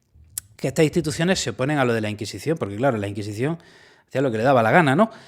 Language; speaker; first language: Spanish; native; Spanish